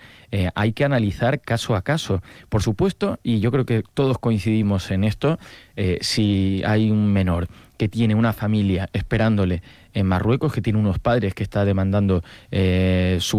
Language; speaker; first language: Spanish; native; Spanish